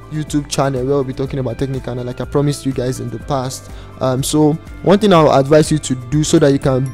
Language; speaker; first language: English; non-native, local second language; Yoruba